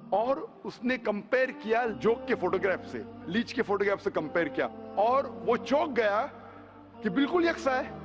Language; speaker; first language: Hindi; non-native, local second language; Konkani